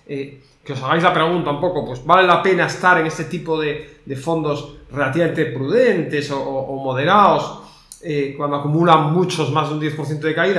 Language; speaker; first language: Spanish; native; Spanish